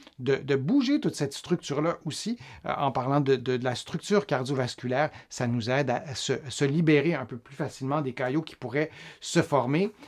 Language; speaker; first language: French; native; French